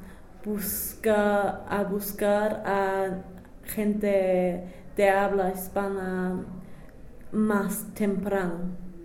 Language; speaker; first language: Spanish; non-native, fluent; English